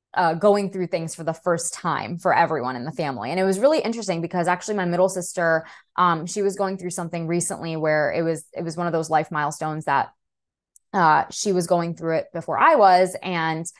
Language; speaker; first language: English; early bilingual, other home language; Russian